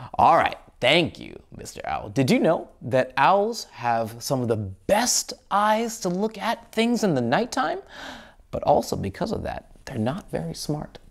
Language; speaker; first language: English; native; English